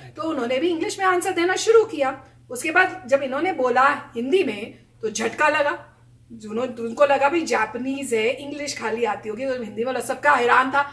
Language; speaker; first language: Hindi; native; Hindi